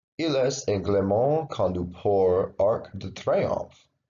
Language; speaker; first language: French; non-native, learner; English